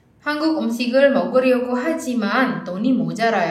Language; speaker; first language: Korean; non-native, fluent; Indonesian